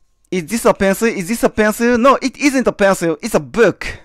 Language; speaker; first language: English; non-native, learner; Japanese